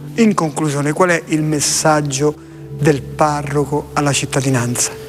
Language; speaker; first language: Italian; native; Italian